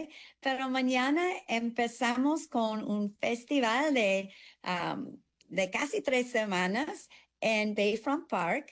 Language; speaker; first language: Spanish; non-native, fluent; English